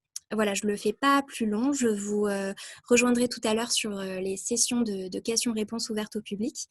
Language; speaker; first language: French; native; French